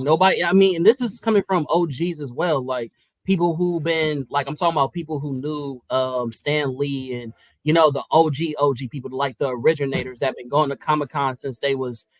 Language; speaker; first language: English; native; English